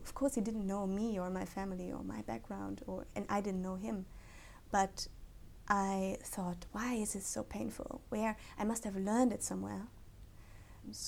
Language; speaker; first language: English; non-native, fluent; German